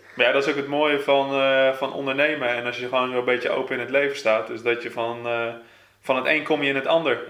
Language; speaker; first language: Dutch; native; Dutch